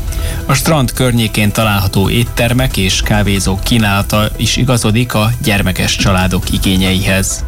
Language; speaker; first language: Hungarian; native; Hungarian